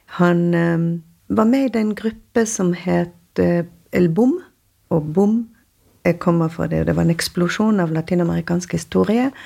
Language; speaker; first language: Norwegian; non-native, fluent; Spanish